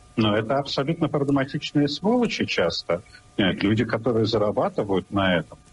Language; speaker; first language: Russian; non-native, local second language; Lithuanian